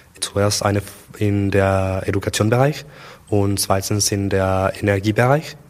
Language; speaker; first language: German; non-native, learner; Spanish